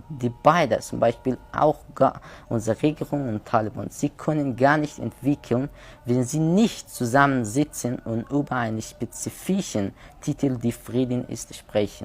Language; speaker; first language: German; non-native, learner; Persian